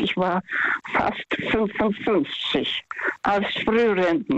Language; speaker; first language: German; non-native, fluent; Russian